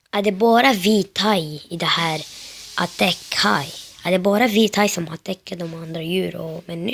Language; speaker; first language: Swedish; non-native, learner; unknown